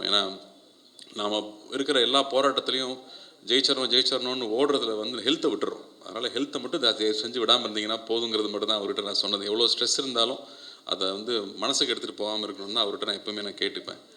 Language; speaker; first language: Tamil; native; Tamil